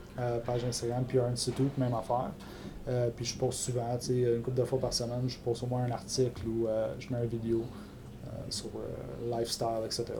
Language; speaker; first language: French; non-native, local second language; English